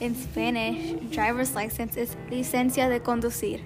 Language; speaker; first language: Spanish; early bilingual, heritage; Spanish